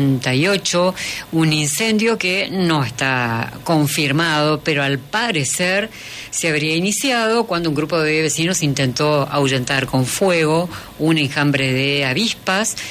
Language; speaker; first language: Spanish; native; Spanish